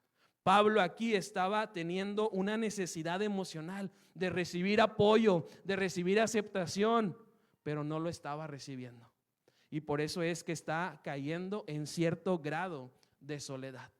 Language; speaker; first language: Spanish; native; Spanish